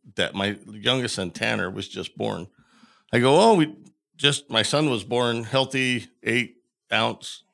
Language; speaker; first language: English; native; English